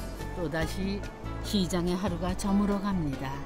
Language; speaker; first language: Korean; native; Korean